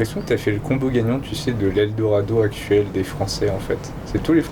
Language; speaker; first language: French; native; French